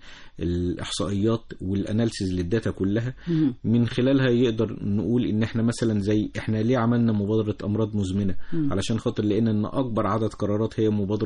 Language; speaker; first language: Arabic; native; Arabic